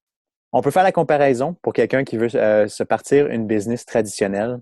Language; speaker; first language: French; native; French